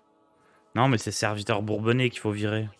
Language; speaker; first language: French; native; French